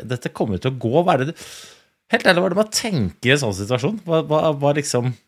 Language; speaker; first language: Norwegian; native; Norwegian